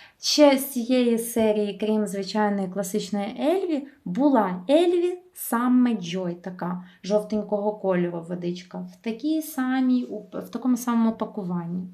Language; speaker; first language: Ukrainian; native; Ukrainian